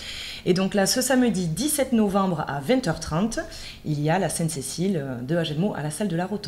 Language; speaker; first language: French; native; French